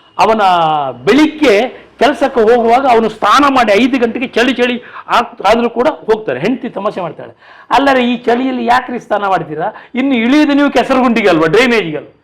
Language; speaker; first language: Kannada; non-native, local second language; Tulu